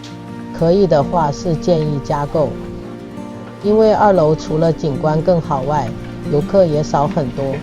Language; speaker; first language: Chinese; native; Chinese